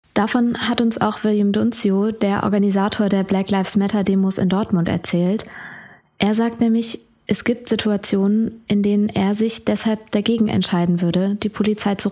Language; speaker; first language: German; native; German